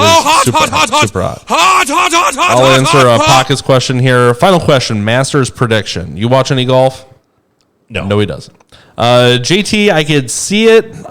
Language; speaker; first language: English; native; English